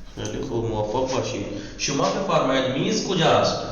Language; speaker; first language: Persian; non-native, fluent; Urdu